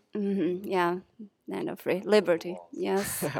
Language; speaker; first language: English; non-native, fluent; Chinese